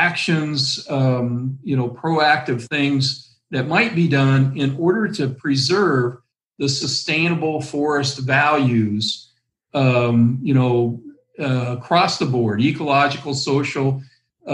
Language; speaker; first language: English; native; English